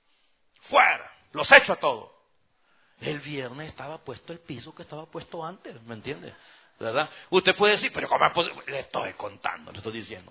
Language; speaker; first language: Spanish; native; Spanish